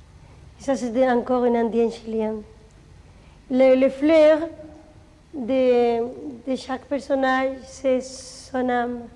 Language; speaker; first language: French; non-native, fluent; Spanish